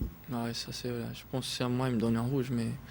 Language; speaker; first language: French; non-native, fluent; Portuguese